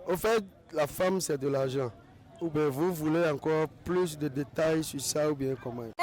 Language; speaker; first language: French; non-native, local second language; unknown